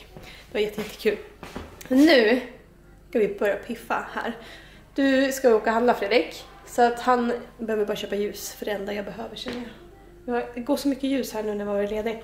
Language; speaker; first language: Swedish; native; Swedish